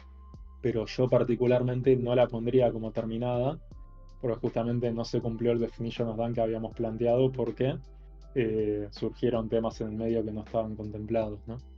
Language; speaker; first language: Spanish; native; Spanish